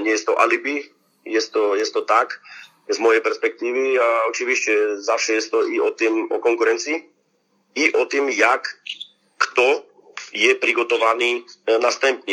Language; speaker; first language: Polish; non-native, learner; Slovak